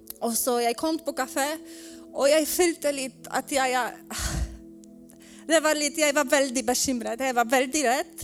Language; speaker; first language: Swedish; non-native, learner; Polish